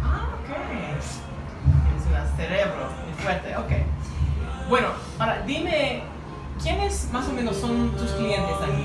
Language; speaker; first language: Spanish; non-native, learner; English